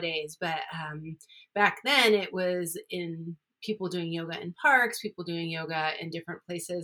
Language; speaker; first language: English; native; English